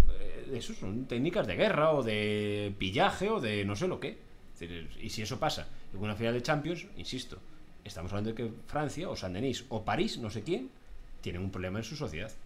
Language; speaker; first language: Spanish; native; Spanish